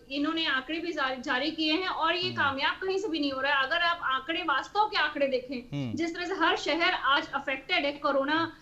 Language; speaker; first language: Hindi; native; Hindi